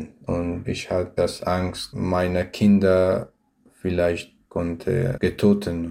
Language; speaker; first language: German; non-native, learner; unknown